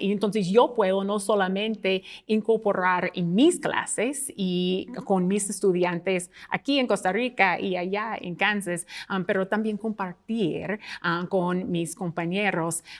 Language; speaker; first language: Spanish; non-native, fluent; English